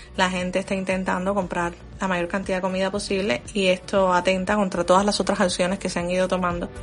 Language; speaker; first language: Spanish; native; Spanish